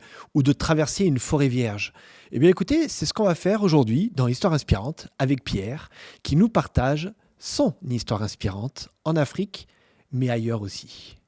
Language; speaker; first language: French; native; French